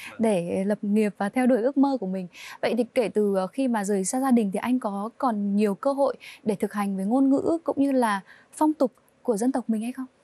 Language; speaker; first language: Vietnamese; native; Vietnamese